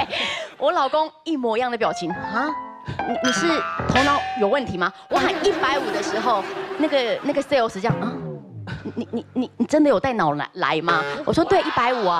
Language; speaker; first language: Chinese; native; Chinese